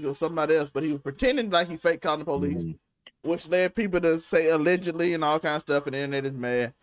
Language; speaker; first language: English; native; English